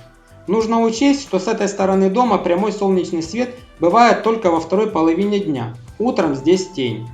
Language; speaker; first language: Russian; native; Russian